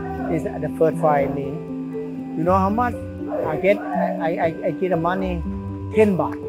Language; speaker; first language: English; non-native, learner; Thai